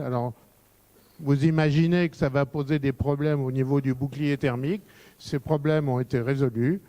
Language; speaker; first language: French; native; French